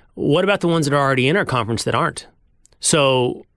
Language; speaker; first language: English; native; English